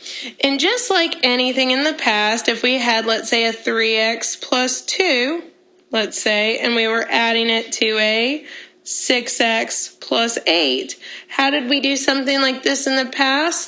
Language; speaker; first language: English; native; English